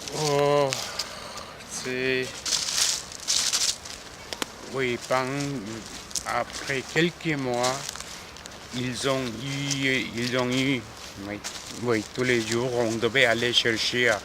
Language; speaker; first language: French; non-native, fluent; Korean